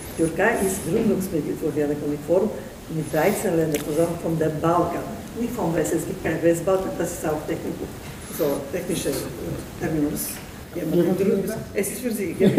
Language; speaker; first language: German; non-native, learner; Turkish